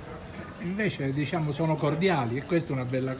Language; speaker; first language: Italian; native; Italian